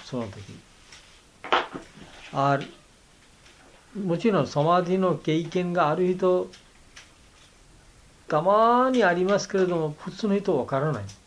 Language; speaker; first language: Japanese; non-native, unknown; Bangla